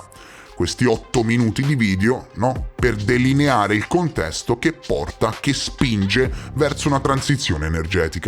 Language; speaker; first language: Italian; native; Italian